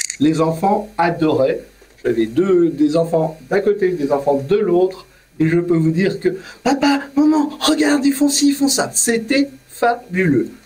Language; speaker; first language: French; native; French